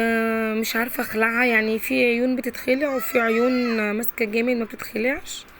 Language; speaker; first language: Arabic; native; Arabic